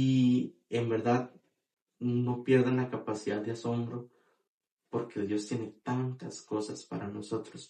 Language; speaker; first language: Spanish; native; Spanish